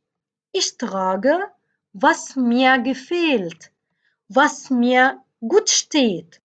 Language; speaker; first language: German; non-native, fluent; Arabic